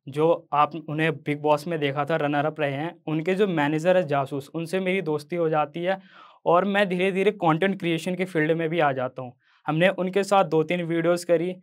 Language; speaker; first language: Hindi; native; Hindi